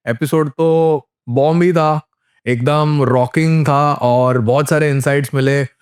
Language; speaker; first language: Hindi; non-native, local second language; Marathi